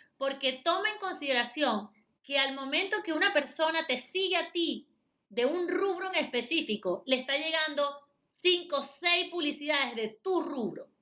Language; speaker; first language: Spanish; native; Spanish